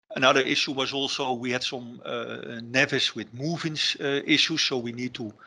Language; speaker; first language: English; non-native, fluent; Dutch